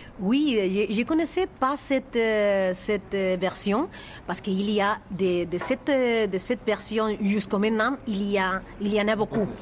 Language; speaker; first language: French; non-native, fluent; Spanish